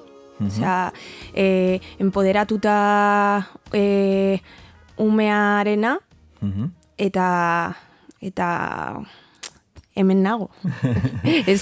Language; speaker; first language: Basque; non-native, learner; Spanish